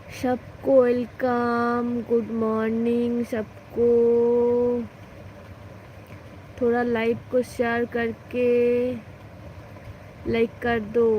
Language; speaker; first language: Hindi; non-native, local second language; Bangla